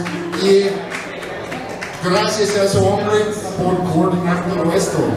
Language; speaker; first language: Spanish; non-native, fluent; English